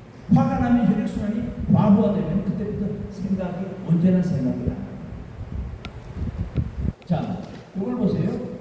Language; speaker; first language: Korean; native; Korean